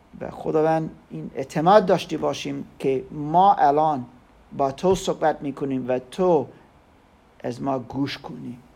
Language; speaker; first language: Persian; non-native, learner; German